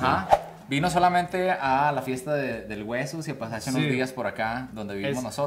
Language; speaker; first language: Spanish; native; Spanish